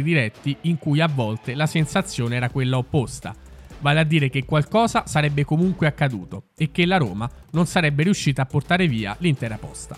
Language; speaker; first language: Italian; native; Italian